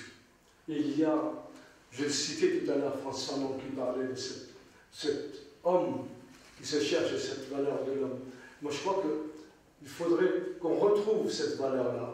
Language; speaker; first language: French; non-native, local second language; Arabic